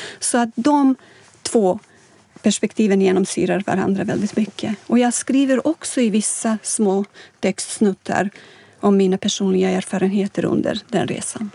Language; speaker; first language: Swedish; non-native, fluent; Bosnian